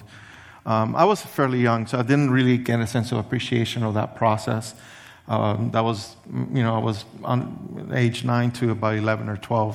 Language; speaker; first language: English; early bilingual, other home language; Spanish